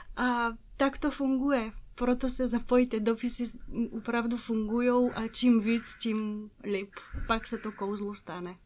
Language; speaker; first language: Czech; non-native, fluent; Bulgarian